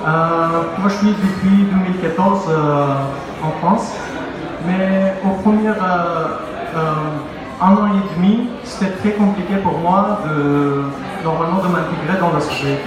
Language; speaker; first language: French; non-native, learner; Pashto